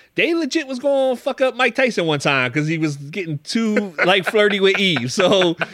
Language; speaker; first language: English; native; English